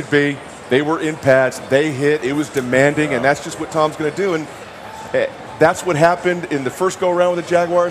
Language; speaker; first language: English; native; English